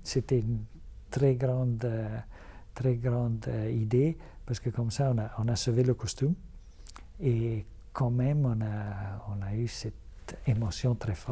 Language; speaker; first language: French; non-native, fluent; Italian